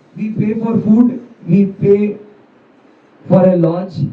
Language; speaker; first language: English; non-native, local second language; Marathi